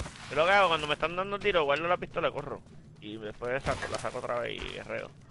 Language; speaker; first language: Spanish; early bilingual, heritage; Spanish